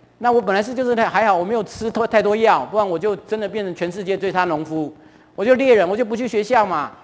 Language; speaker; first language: Chinese; non-native, local second language; Hakka Chinese